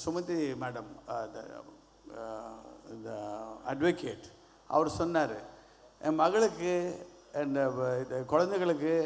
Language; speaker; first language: Tamil; non-native, learner; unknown